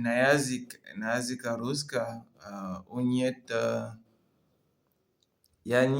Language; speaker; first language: Russian; non-native, learner; French